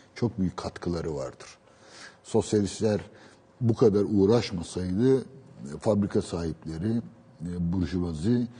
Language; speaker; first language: Turkish; native; Turkish